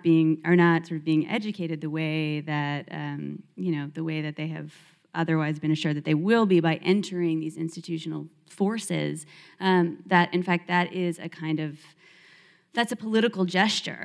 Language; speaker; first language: English; native; English